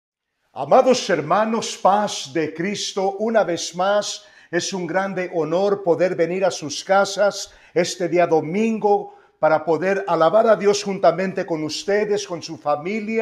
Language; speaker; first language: Spanish; native; Spanish